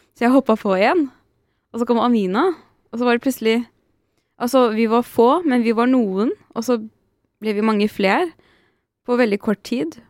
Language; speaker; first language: Norwegian; early bilingual, other home language; Arabic